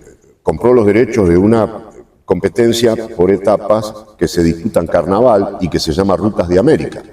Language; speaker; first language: Spanish; native; Spanish